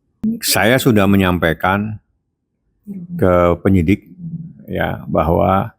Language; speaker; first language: Indonesian; native; Indonesian